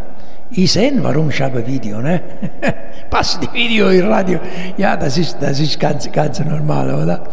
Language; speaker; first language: German; non-native, fluent; Italian